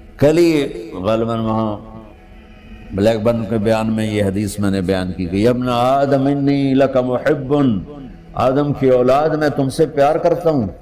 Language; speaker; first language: Urdu; non-native, local second language; Punjabi